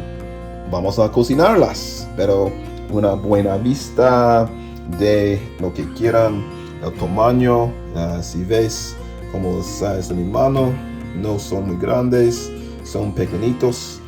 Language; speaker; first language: Spanish; non-native, learner; English